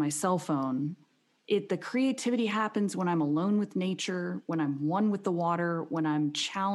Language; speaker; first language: English; native; English